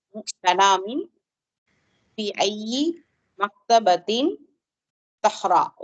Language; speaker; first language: Arabic; non-native, learner; Tamil